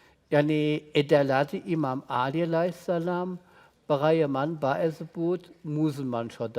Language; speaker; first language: Persian; non-native, learner; German